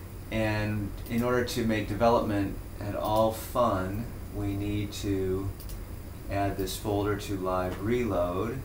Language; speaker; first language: English; native; English